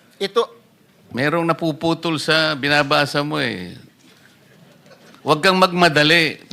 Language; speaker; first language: Filipino; native; Filipino